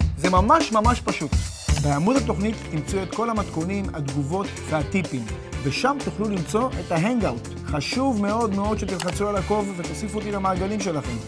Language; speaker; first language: Hebrew; native; Hebrew